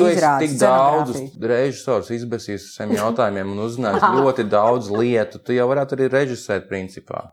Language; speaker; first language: Latvian; native; Latvian